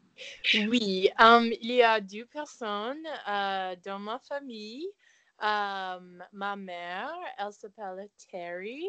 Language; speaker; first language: French; non-native, learner; English